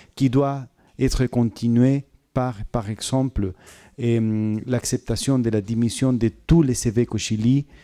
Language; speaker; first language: French; non-native, fluent; Spanish